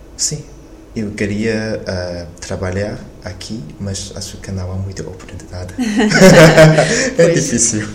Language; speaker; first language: Portuguese; non-native, learner; Chinese